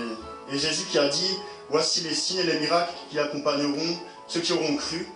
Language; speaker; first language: French; native; French